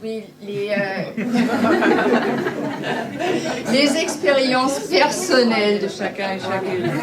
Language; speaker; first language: French; non-native, fluent; German